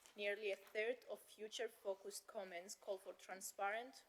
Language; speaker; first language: English; non-native, fluent; Greek